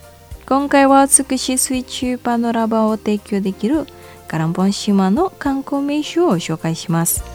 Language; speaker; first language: Japanese; non-native, fluent; Indonesian